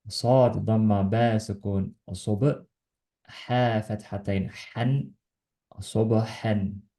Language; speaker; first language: Arabic; non-native, learner; Estonian